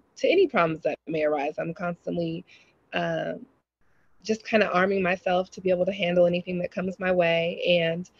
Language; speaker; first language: English; native; English